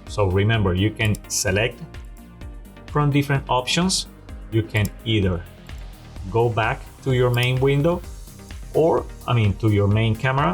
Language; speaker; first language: English; non-native, fluent; Spanish